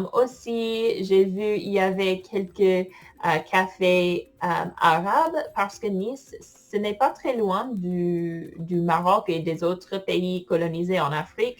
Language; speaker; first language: French; non-native, fluent; English